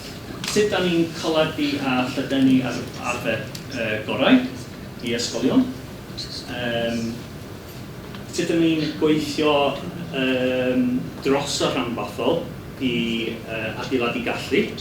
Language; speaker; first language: Welsh; non-native, learner; English